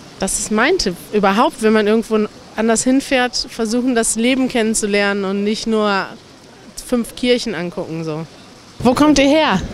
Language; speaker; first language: German; native; German